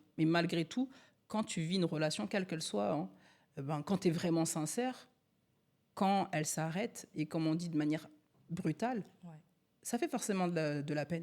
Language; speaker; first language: French; native; French